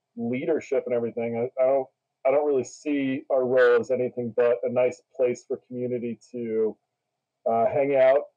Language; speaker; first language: English; native; English